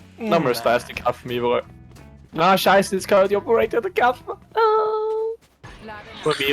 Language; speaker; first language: German; native; German